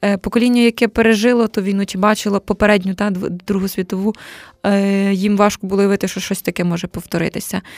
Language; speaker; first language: Ukrainian; native; Ukrainian